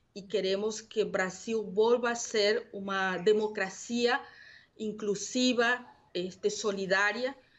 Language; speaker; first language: Portuguese; non-native, learner; Spanish